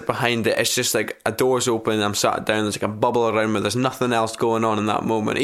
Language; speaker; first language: English; native; English